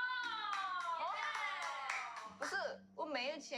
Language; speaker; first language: Chinese; non-native, learner; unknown